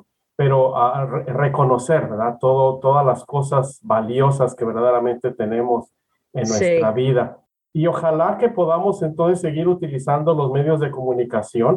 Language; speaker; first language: Spanish; native; Spanish